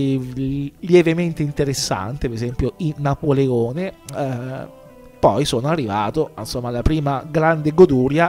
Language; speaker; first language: Italian; native; Italian